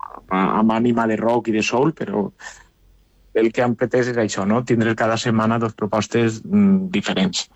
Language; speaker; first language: Catalan; native; Catalan